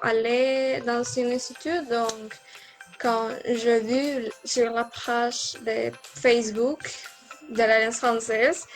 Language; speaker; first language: French; non-native, learner; Spanish